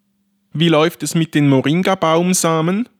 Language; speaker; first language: German; native; German